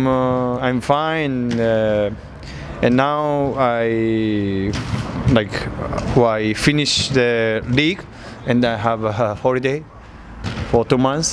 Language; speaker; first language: English; non-native, learner; Japanese